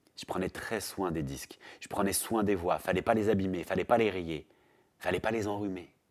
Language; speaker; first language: French; native; French